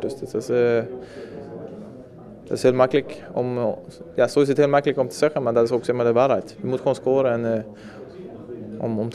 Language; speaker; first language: Dutch; non-native, fluent; Swedish